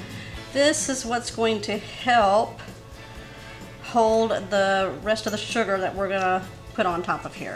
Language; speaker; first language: English; native; English